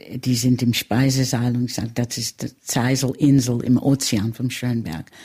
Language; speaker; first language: German; early bilingual, heritage; German